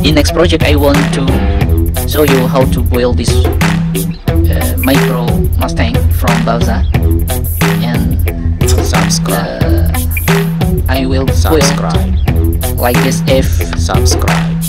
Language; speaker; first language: English; non-native, learner; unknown